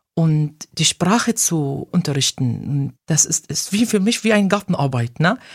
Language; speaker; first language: German; non-native, fluent; Arabic